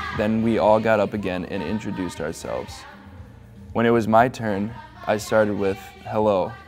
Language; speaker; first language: English; native; English